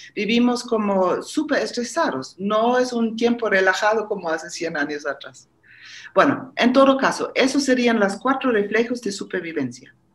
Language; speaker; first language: Spanish; non-native, fluent; German